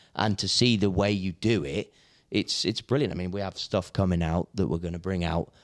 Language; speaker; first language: English; native; English